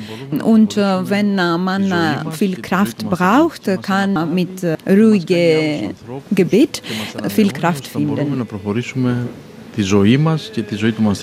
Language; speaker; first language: German; non-native, learner; Greek